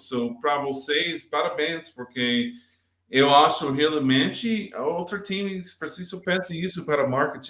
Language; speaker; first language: Portuguese; non-native, learner; English